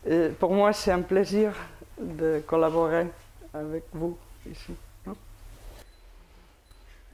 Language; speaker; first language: French; non-native, fluent; Spanish